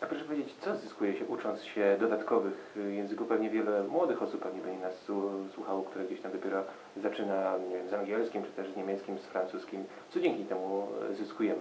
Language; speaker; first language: Polish; native; Polish